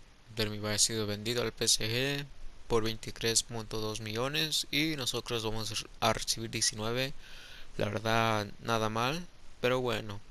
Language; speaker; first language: Spanish; early bilingual, heritage; Spanish